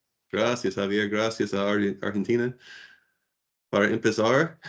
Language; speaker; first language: Spanish; non-native, learner; English